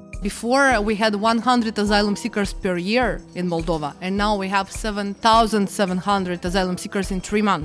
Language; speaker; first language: English; non-native, learner; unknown